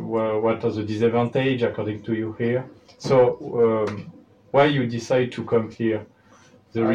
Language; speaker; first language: English; non-native, learner; French